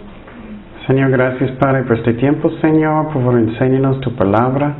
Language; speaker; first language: Spanish; non-native, fluent; English